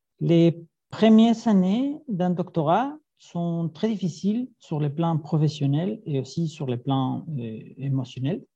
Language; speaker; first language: French; non-native, fluent; Spanish